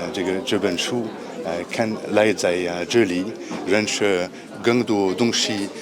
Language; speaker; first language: Chinese; non-native, learner; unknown